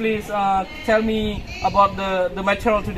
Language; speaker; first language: English; non-native, learner; Indonesian